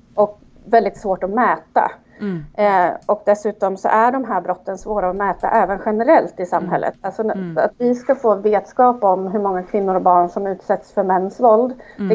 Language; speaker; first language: Swedish; native; Swedish